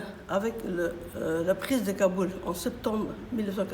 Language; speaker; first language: French; non-native, fluent; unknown